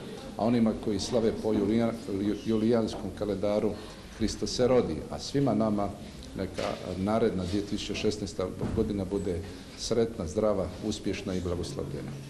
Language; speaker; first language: Serbian; native; Serbian